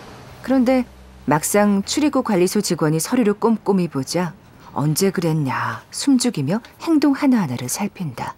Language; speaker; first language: Korean; native; Korean